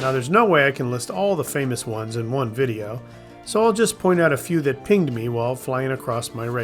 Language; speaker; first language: English; native; English